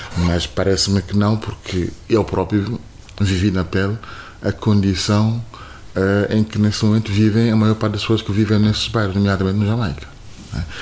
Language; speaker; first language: Portuguese; non-native, fluent; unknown